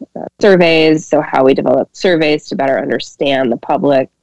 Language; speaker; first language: English; native; English